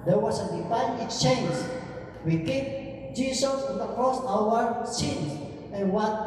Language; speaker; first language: English; non-native, local second language; Filipino